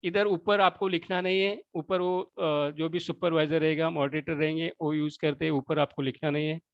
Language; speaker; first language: Hindi; non-native, local second language; Marathi